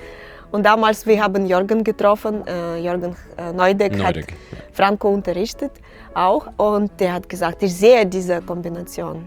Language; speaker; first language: German; non-native, learner; Russian